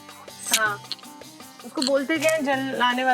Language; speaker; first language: Hindi; native; Hindi